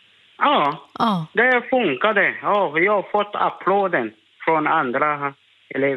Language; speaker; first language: Swedish; non-native, learner; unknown